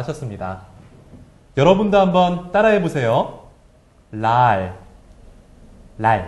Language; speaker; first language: Korean; native; Korean